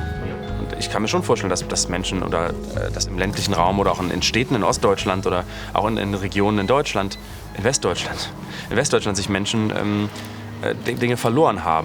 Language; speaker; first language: German; native; German